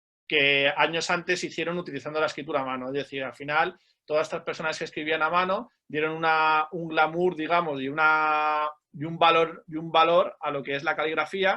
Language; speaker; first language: Spanish; native; Spanish